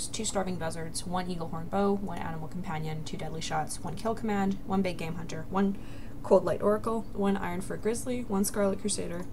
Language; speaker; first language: English; native; English